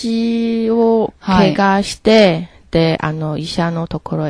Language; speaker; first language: Japanese; non-native, learner; Chinese